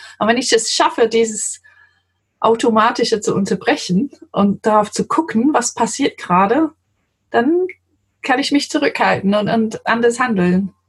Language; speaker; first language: German; non-native, fluent; English